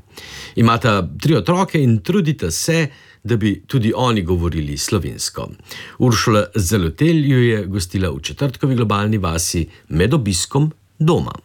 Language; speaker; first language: Slovenian; native; Slovenian